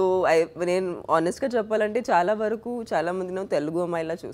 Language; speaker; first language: Telugu; non-native, local second language; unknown